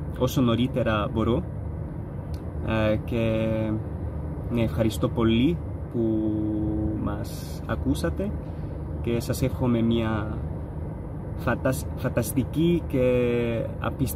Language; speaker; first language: Greek; non-native, fluent; Arabic